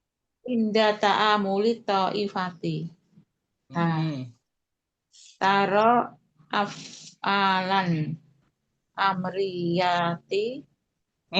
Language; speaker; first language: Arabic; non-native, learner; Indonesian